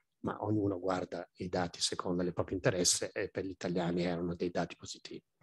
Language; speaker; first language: Italian; non-native, fluent; English